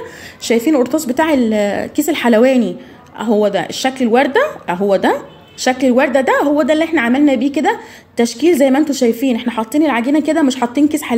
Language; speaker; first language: Arabic; native; Arabic